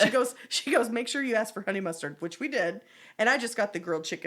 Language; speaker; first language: English; native; English